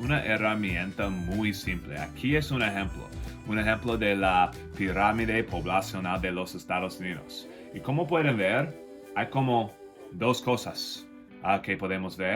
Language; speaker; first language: Spanish; non-native, fluent; English